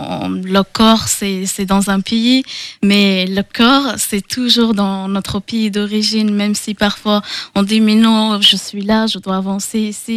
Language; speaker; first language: French; non-native, fluent; Persian